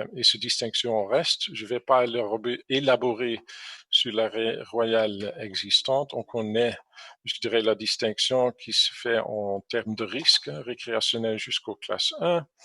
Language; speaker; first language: French; non-native, fluent; English